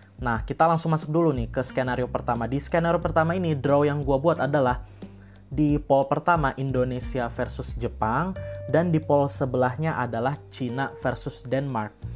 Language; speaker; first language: Indonesian; native; Indonesian